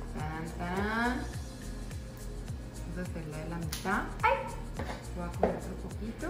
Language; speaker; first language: Spanish; native; Spanish